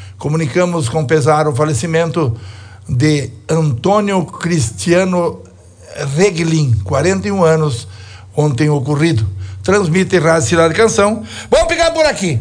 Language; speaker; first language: Portuguese; native; Portuguese